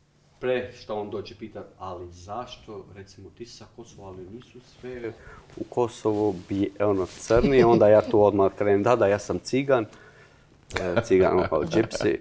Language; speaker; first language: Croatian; non-native, learner; Albanian